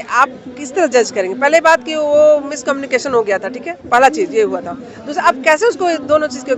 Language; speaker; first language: Hindi; native; Hindi